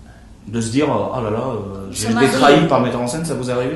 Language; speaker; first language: French; native; French